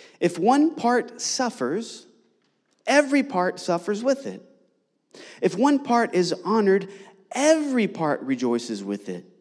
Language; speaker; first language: English; native; English